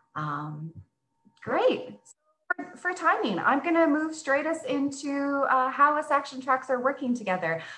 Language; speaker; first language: English; native; English